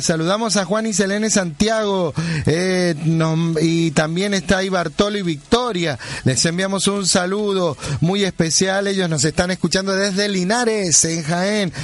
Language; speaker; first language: Spanish; native; Spanish